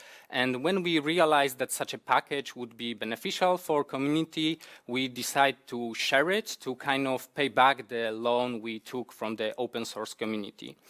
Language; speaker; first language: English; non-native, fluent; Polish